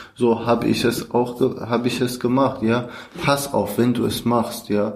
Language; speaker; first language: German; non-native, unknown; Kurdish